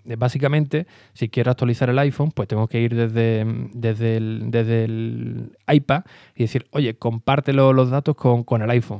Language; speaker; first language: Spanish; native; Spanish